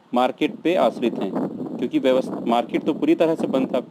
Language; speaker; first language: Hindi; native; Hindi